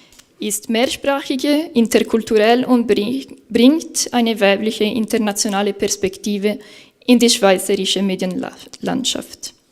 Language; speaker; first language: German; non-native, fluent; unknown